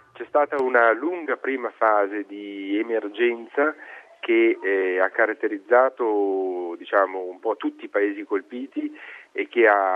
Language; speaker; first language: Italian; native; Italian